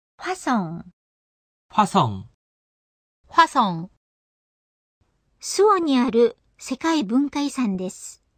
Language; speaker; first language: Japanese; non-native, fluent; Korean